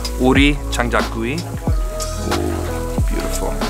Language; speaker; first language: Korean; non-native, learner; English